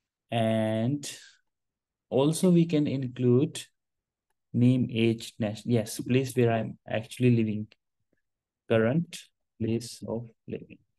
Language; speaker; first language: English; non-native, local second language; Hindi